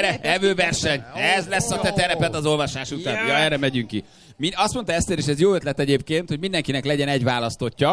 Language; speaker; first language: Hungarian; native; Hungarian